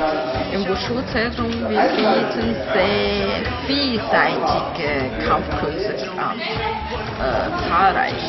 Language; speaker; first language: German; non-native, fluent; Chinese